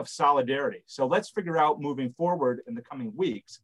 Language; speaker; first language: English; native; English